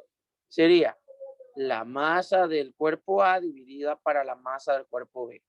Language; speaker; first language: Spanish; native; Spanish